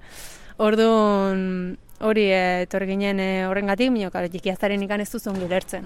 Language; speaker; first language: Basque; early bilingual, other home language; Spanish